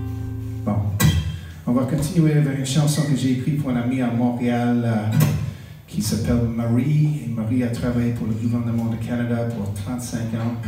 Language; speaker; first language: French; non-native, fluent; English